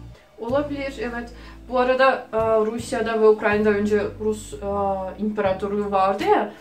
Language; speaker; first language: Turkish; non-native, fluent; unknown